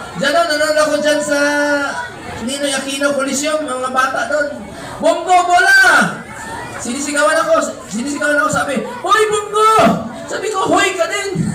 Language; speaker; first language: Filipino; non-native, local second language; Cebuano